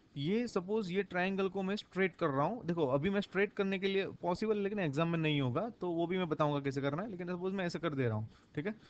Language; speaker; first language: Hindi; non-native, local second language; Gujarati